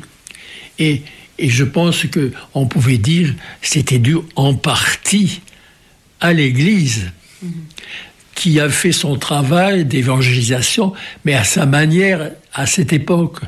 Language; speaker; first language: French; native; French